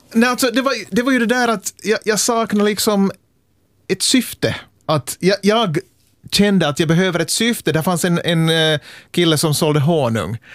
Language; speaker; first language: Swedish; native; Swedish